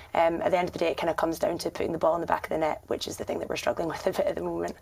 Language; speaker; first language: English; native; English